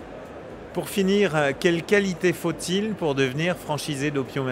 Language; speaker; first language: French; native; French